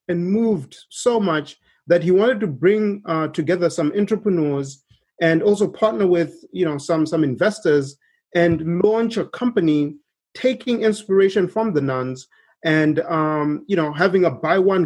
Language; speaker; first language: English; non-native, local second language; Shona